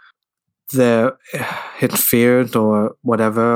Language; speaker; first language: English; native; English